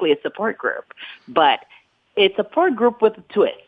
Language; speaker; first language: English; non-native, local second language; Yoruba